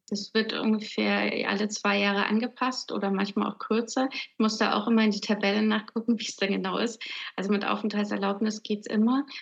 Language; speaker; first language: German; native; German